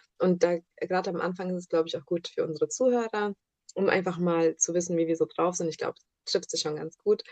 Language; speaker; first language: German; early bilingual, other home language; Italian